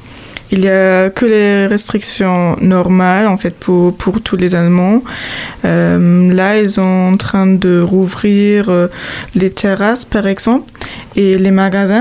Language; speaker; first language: French; non-native, fluent; German